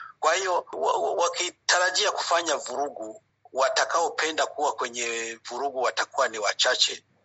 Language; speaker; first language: Swahili; non-native, local second language; Rundi